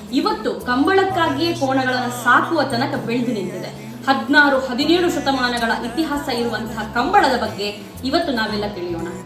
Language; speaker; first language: Kannada; non-native, local second language; Tulu